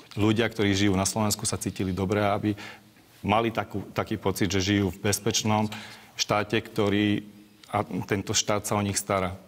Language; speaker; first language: Slovak; non-native, local second language; Hungarian